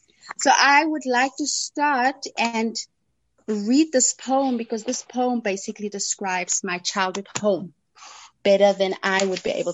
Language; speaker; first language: English; non-native, local second language; Afrikaans